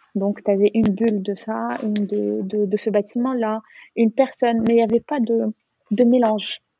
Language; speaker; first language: French; non-native, local second language; Arabic